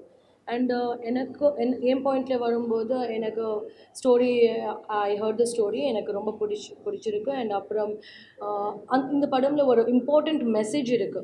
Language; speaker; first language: Tamil; non-native, learner; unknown